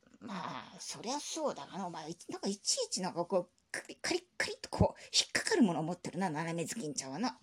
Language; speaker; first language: Japanese; native; Japanese